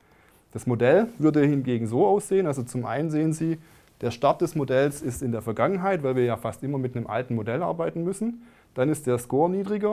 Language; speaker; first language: German; native; German